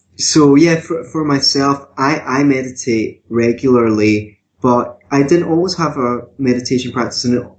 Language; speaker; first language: English; native; English